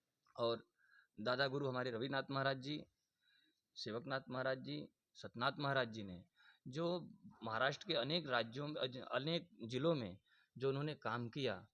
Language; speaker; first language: Hindi; native; Hindi